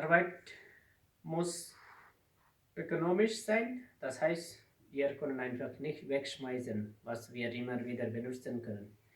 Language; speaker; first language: German; non-native, learner; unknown